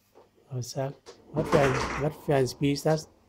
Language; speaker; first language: German; non-native, learner; Vietnamese